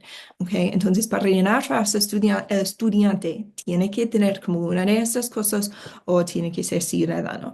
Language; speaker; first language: Spanish; non-native, fluent; English